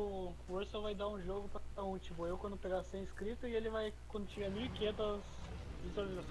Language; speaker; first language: Portuguese; native; Portuguese